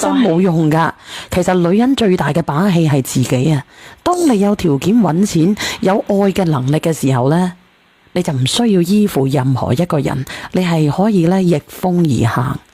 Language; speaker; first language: Cantonese; native; Cantonese